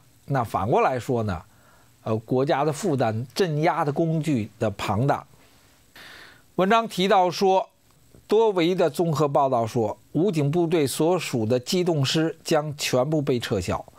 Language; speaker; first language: Chinese; native; Chinese